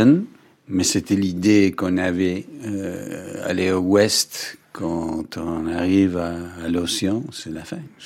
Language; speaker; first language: French; non-native, fluent; English